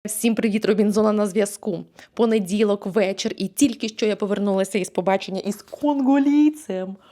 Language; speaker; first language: Ukrainian; native; Ukrainian